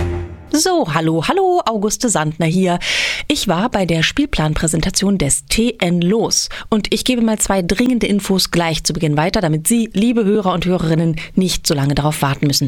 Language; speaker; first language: German; native; German